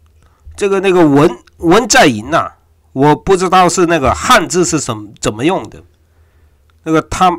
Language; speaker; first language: Chinese; non-native, fluent; Korean